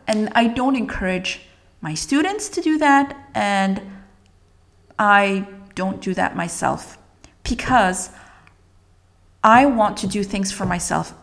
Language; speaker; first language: English; non-native, fluent; French